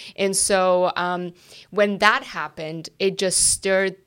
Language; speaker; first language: English; non-native, fluent; Persian